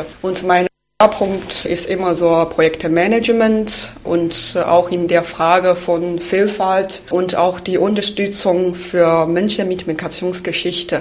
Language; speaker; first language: German; non-native, fluent; Chinese